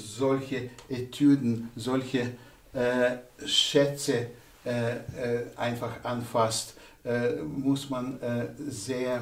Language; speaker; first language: German; non-native, fluent; Russian